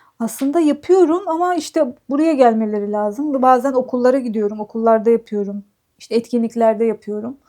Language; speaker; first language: Turkish; native; Turkish